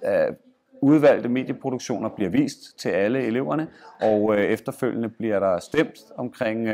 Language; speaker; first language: Danish; native; Danish